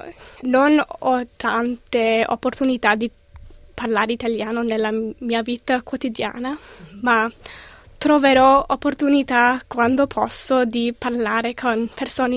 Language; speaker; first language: Italian; non-native, learner; English